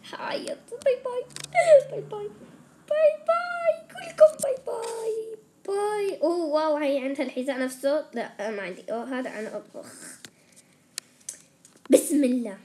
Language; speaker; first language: Arabic; native; Arabic